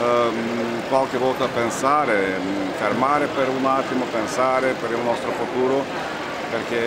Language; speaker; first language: Italian; non-native, learner; Bulgarian